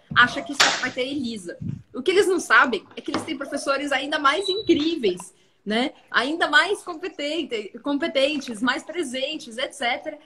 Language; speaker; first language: Portuguese; native; Portuguese